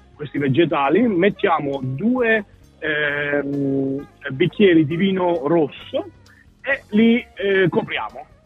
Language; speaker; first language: Italian; native; Italian